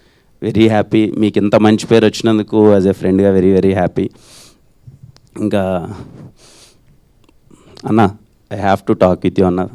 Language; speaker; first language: Telugu; native; Telugu